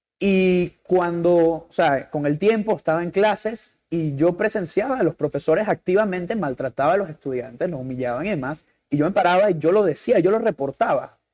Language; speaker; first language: Spanish; early bilingual, heritage; Spanish